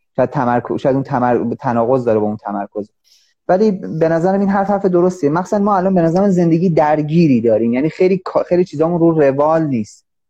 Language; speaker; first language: Persian; native; Persian